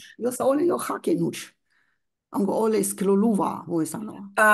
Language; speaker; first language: Finnish; non-native, learner; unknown